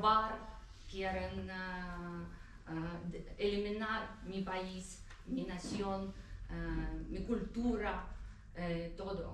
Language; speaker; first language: Spanish; non-native, fluent; Ukrainian